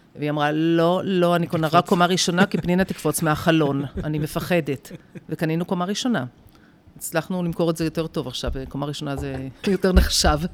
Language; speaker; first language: Hebrew; native; Hebrew